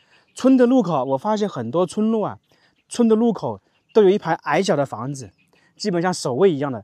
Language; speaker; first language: Chinese; native; Chinese